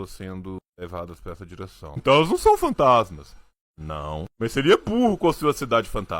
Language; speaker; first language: Portuguese; native; Portuguese